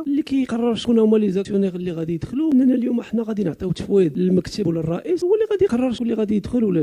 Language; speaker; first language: Arabic; native; Arabic